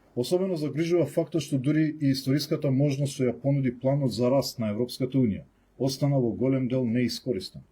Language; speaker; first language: Macedonian; non-native, local second language; Albanian